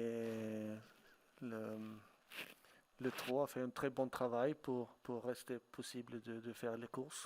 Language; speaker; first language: French; non-native, fluent; Swedish